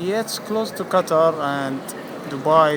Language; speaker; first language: English; non-native, fluent; Arabic